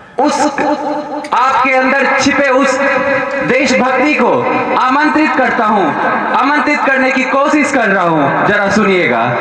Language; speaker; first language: Hindi; native; Hindi